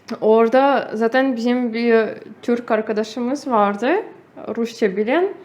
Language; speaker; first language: Turkish; non-native, fluent; Russian